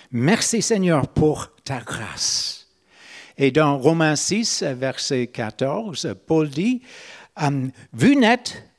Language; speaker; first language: French; non-native, fluent; English